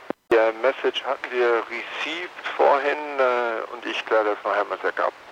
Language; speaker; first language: German; native; German